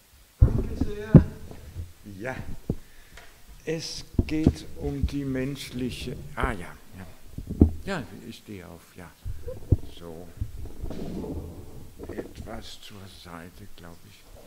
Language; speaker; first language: German; non-native, fluent; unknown